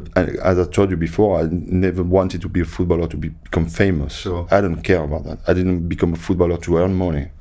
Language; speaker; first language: English; non-native, fluent; French